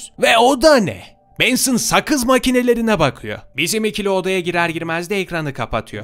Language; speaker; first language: Turkish; native; Turkish